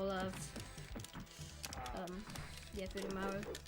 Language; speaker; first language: Welsh; non-native, local second language; English